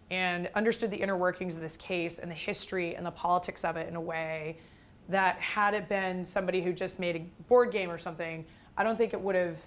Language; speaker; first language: English; native; English